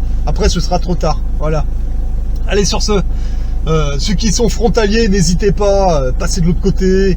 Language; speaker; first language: French; native; French